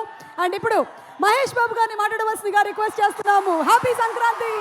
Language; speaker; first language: Telugu; native; Telugu